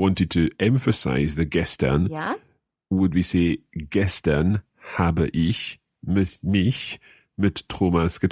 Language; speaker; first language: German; non-native, learner; English